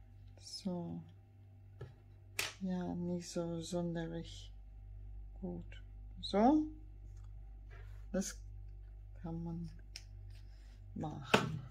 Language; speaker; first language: German; non-native, fluent; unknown